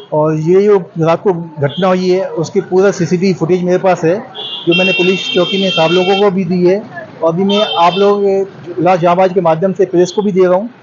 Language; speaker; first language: Hindi; non-native, local second language; Sindhi